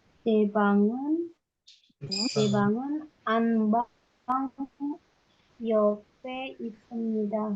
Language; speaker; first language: Korean; non-native, learner; Indonesian